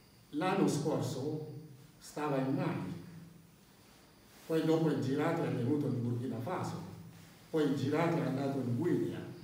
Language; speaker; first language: Italian; non-native, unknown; French